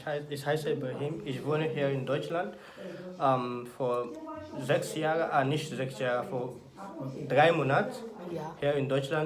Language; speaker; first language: German; non-native, learner; Yoruba